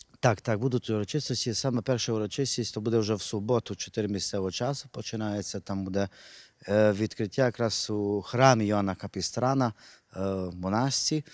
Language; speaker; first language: Ukrainian; non-native, local second language; Hungarian